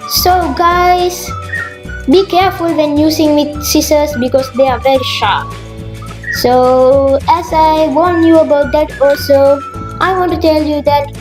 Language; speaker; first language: English; non-native, local second language; Sinhala